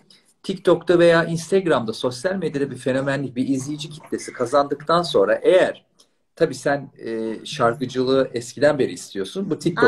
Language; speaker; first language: Turkish; native; Turkish